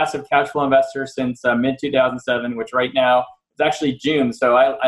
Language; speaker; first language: English; native; English